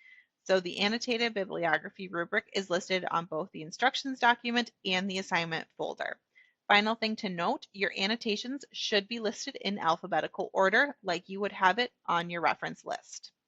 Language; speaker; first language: English; native; English